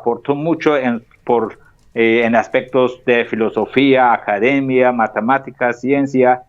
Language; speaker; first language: Spanish; non-native, fluent; Turkish